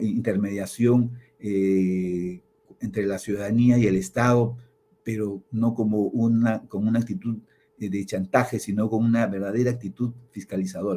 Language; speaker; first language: Spanish; native; Spanish